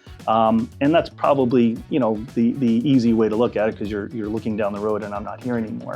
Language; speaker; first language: English; native; English